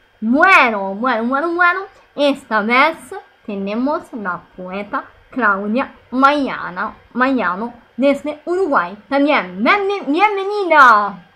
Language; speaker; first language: Spanish; non-native, learner; Italian